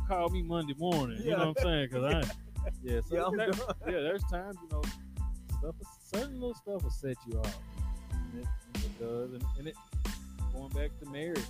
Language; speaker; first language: English; native; English